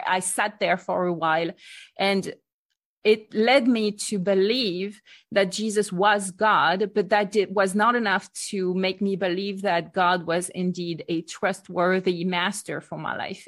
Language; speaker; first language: English; non-native, fluent; French